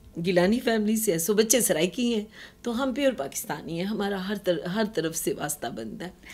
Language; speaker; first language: Urdu; non-native, local second language; Punjabi